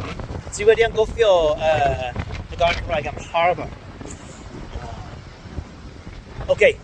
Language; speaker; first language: Welsh; non-native, learner; English